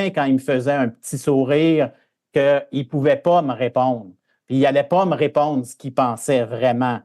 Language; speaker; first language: French; native; French